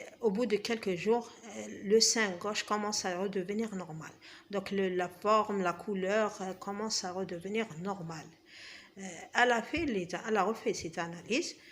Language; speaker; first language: French; non-native, local second language; Arabic